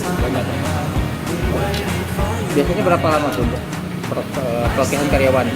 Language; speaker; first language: Indonesian; native; Indonesian